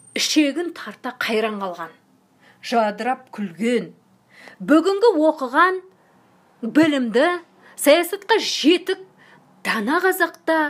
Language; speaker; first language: Kazakh; native; Kazakh